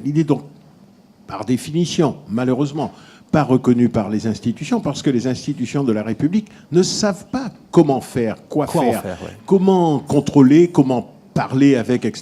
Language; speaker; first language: French; native; French